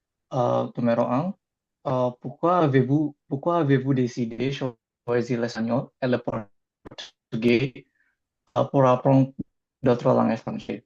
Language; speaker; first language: French; non-native, learner; Indonesian